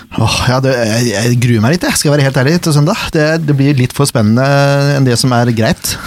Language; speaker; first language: Norwegian; native; Norwegian